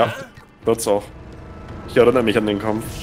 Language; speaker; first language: German; native; German